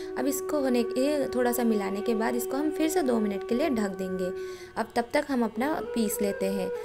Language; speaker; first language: Hindi; non-native, local second language; Bangla